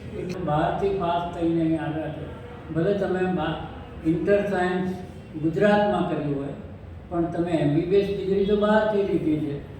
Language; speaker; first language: Gujarati; early bilingual, other home language; Sindhi